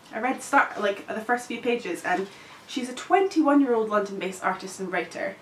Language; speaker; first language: English; native; English